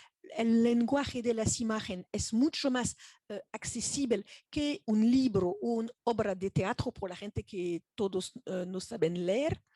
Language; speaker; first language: Spanish; non-native, fluent; French